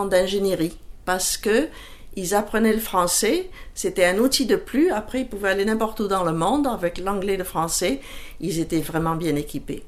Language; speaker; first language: French; native; French